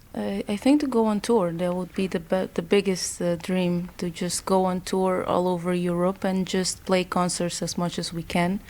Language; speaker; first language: English; native; English